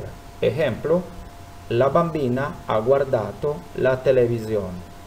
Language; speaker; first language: Italian; non-native, fluent; Spanish